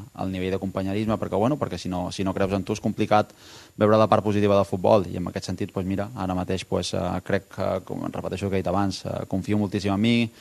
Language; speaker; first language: Catalan; native; Catalan